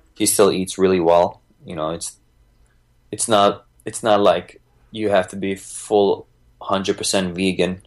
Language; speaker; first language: English; early bilingual, other home language; Bosnian